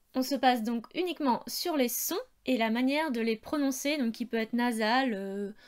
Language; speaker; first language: French; native; French